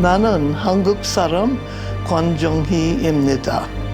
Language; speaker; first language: Korean; early bilingual, heritage; English